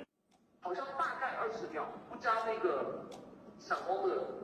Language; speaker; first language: Chinese; native; Chinese